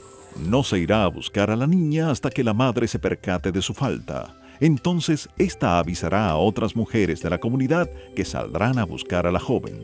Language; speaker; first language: Spanish; native; Spanish